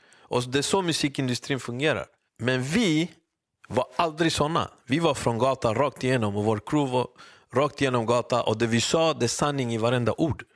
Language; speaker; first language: Swedish; early bilingual, other home language; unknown